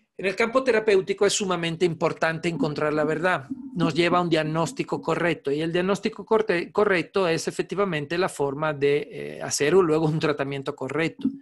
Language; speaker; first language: Spanish; non-native, fluent; Italian